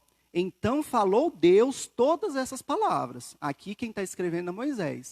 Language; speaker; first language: Portuguese; native; Portuguese